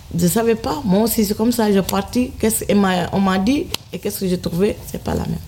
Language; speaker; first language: French; non-native, local second language; Fula